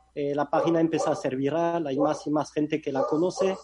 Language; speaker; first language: Spanish; non-native, fluent; French